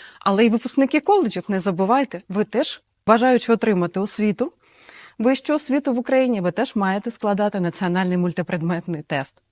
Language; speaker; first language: Ukrainian; native; Ukrainian